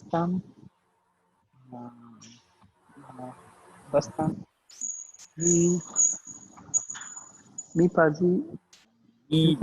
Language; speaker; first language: Persian; non-native, learner; Urdu